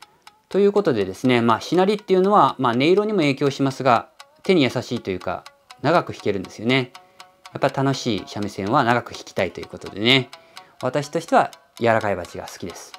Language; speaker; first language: Japanese; native; Japanese